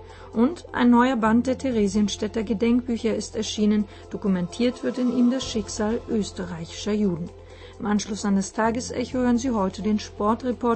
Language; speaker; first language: German; native; German